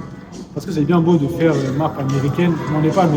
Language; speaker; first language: French; native; French